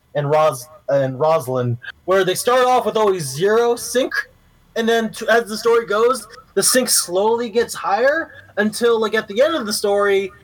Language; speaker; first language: English; early bilingual, heritage; Spanish